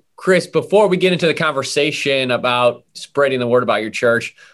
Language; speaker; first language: English; native; English